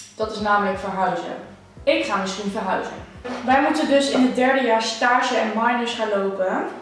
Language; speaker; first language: Dutch; native; Dutch